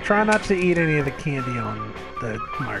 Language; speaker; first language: English; native; English